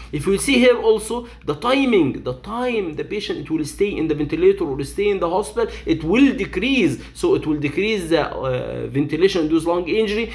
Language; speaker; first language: English; non-native, fluent; Arabic